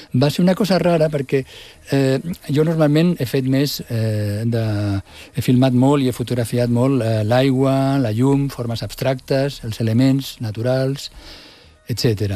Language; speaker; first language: Catalan; non-native, local second language; Spanish